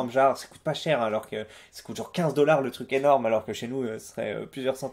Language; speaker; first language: French; native; French